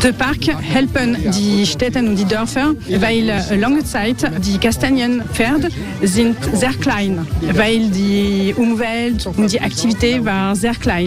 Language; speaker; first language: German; non-native, learner; French